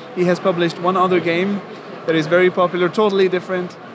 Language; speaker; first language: English; non-native, fluent; Arabic